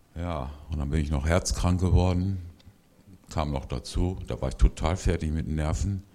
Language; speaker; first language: German; early bilingual, other home language; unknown